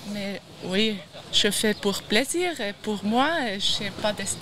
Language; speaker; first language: French; non-native, learner; German